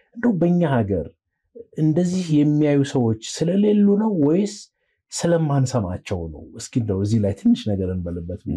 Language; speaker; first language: Amharic; native; Amharic